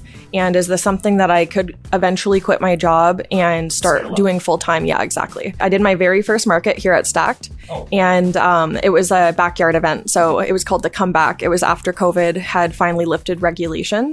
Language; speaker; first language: English; native; English